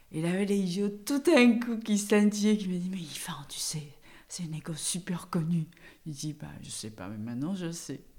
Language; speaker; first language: French; non-native, fluent; Chinese